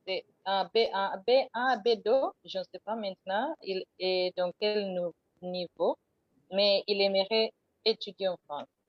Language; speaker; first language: French; non-native, fluent; Swahili